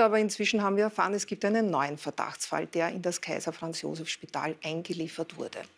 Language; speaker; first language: German; native; German